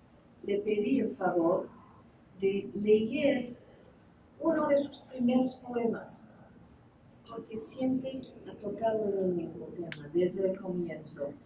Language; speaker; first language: Spanish; non-native, fluent; English